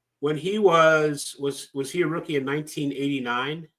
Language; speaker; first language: English; native; English